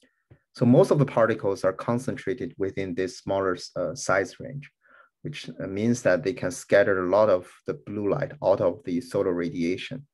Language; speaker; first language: English; non-native, fluent; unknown